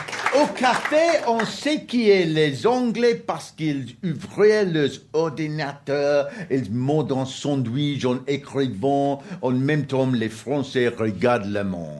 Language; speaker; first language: French; non-native, learner; English